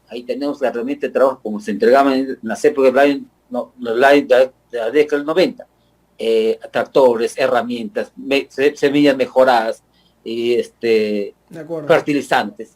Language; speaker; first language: Spanish; native; Spanish